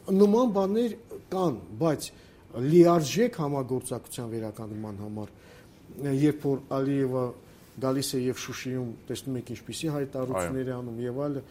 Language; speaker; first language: Armenian; native; Armenian